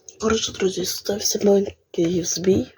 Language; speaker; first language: Ukrainian; non-native, local second language; Russian